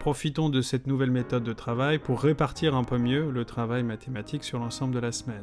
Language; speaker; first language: French; native; French